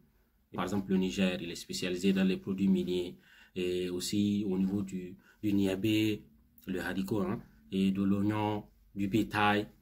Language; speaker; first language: French; non-native, local second language; Hausa